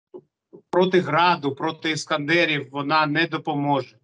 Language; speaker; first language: Ukrainian; non-native, local second language; Russian